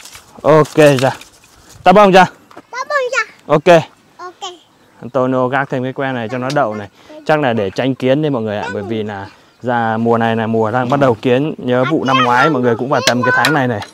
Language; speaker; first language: Vietnamese; native; Vietnamese